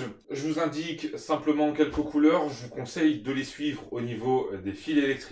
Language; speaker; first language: French; native; French